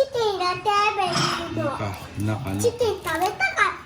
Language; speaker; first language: Japanese; early bilingual, heritage; Japanese